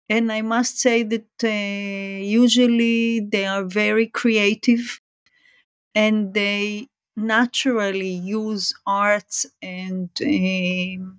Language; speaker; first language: English; non-native, fluent; Hebrew